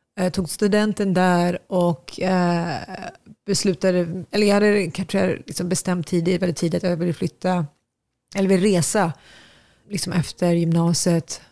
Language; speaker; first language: Swedish; early bilingual, other home language; Tigrinya